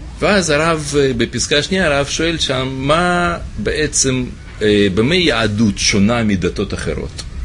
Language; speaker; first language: Hebrew; native; Hebrew